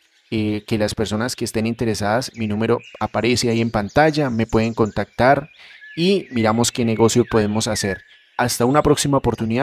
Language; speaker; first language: Spanish; native; Spanish